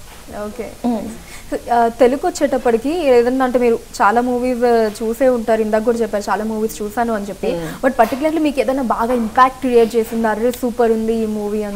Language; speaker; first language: Telugu; native; Telugu